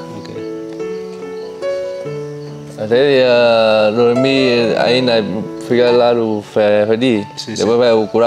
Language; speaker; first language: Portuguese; non-native, learner; Vietnamese